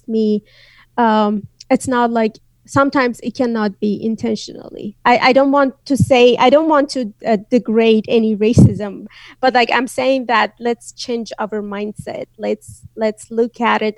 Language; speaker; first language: English; non-native, fluent; Azerbaijani